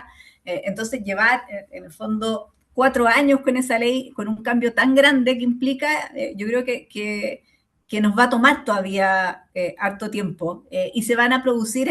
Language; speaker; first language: Spanish; native; Spanish